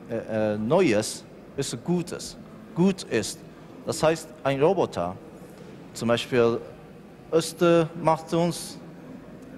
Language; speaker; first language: German; non-native, learner; Japanese